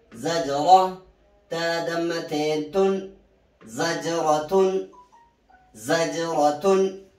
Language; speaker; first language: Arabic; non-native, fluent; Oromo